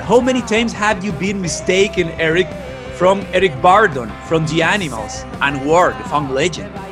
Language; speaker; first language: English; non-native, fluent; Spanish